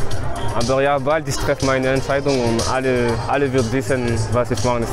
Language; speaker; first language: German; non-native, learner; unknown